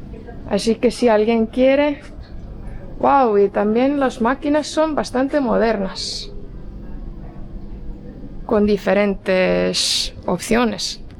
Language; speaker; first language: Spanish; non-native, fluent; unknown